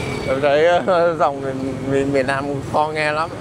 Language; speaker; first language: Vietnamese; non-native, fluent; English